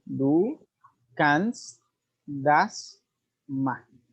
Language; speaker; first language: German; non-native, learner; Spanish